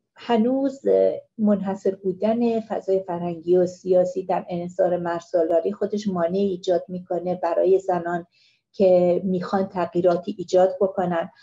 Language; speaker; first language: Persian; non-native, local second language; Central Kurdish